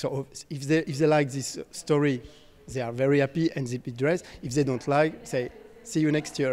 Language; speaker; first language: English; non-native, fluent; French